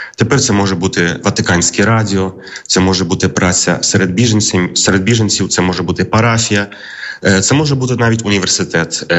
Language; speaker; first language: Ukrainian; early bilingual, heritage; Ukrainian